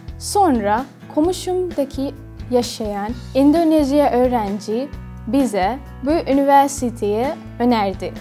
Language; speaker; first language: Turkish; non-native, learner; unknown